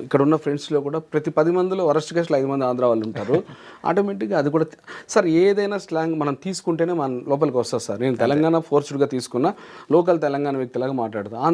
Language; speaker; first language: Telugu; native; Telugu